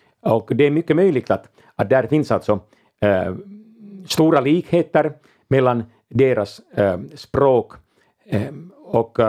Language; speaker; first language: Swedish; non-native, local second language; Finnish